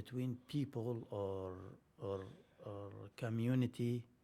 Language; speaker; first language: English; non-native, learner; Arabic